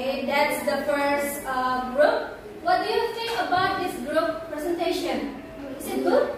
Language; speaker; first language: English; non-native, fluent; Indonesian